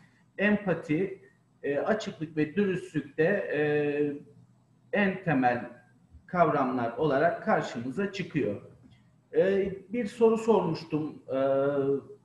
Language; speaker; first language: Turkish; native; Turkish